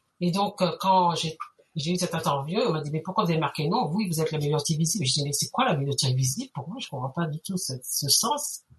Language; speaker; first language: French; native; French